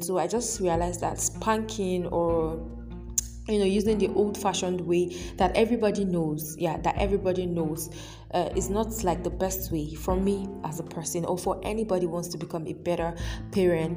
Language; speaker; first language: English; non-native, local second language; Yoruba